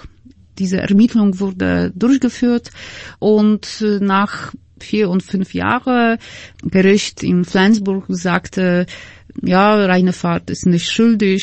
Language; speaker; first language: German; non-native, fluent; Polish